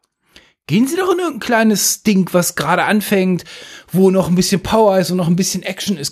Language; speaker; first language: German; native; German